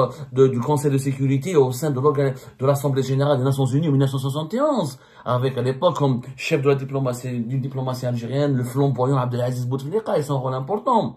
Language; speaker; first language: French; non-native, local second language; Arabic